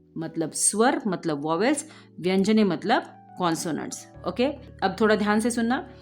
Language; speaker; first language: Hindi; non-native, local second language; Marathi